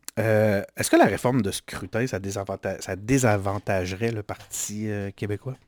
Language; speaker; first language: French; native; French